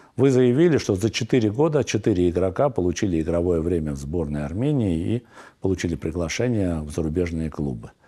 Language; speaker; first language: Russian; non-native, local second language; Armenian